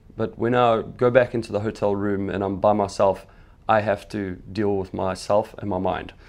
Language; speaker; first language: English; native; English